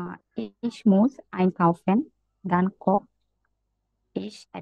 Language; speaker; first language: German; non-native, learner; Bangla